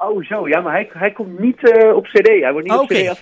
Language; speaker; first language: Dutch; native; Dutch